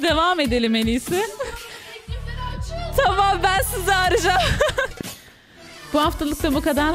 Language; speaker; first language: Turkish; native; Turkish